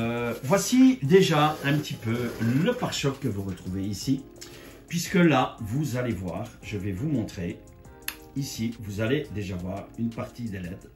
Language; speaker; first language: French; native; French